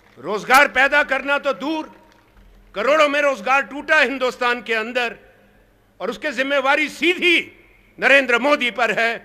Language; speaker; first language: Hindi; native; Hindi